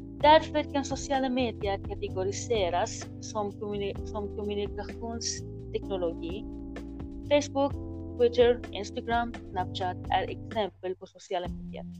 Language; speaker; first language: Swedish; non-native, learner; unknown